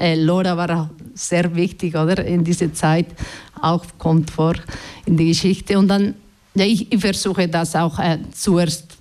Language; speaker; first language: German; non-native, learner; Basque